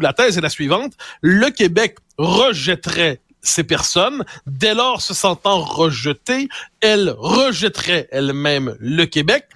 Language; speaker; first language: French; native; French